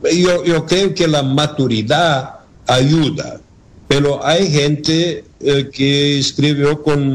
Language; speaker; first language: Spanish; non-native, learner; Bulgarian